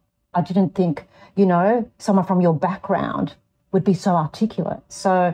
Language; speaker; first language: English; native; English